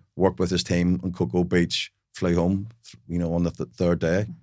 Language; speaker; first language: English; native; English